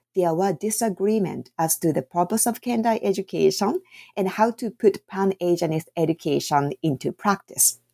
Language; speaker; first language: English; non-native, fluent; Japanese